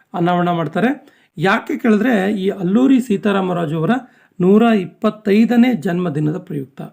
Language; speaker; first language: Kannada; native; Kannada